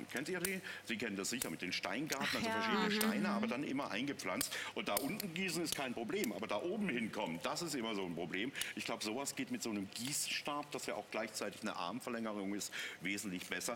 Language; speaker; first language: German; native; German